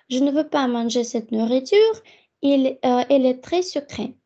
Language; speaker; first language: French; non-native, fluent; Russian